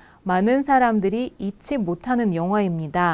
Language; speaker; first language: Korean; non-native, fluent; Russian